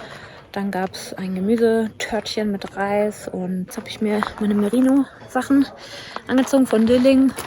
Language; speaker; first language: German; native; German